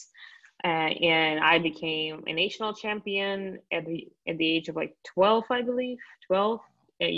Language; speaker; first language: English; non-native, fluent; Russian